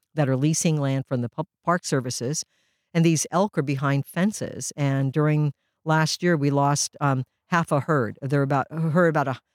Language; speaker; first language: English; early bilingual, other home language; Japanese